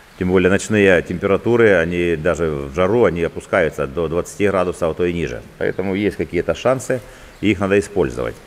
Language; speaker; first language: Russian; native; Russian